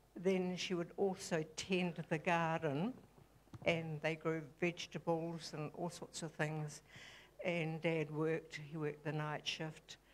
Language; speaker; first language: English; native; English